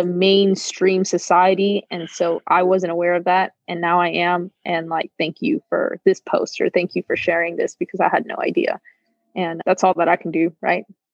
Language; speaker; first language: English; native; English